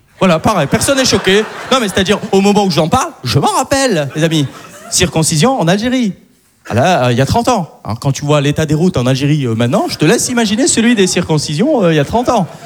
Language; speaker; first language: French; early bilingual, other home language; Arabic